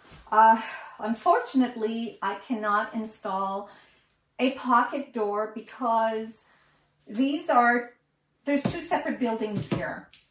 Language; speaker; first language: English; non-native, local second language; French